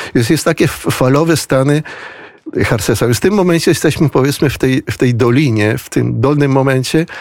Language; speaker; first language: Polish; early bilingual, heritage; Spanish